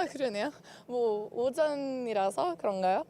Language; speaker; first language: Korean; non-native, learner; Swedish